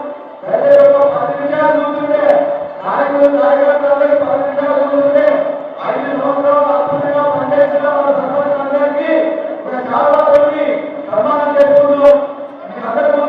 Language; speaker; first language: Telugu; native; Telugu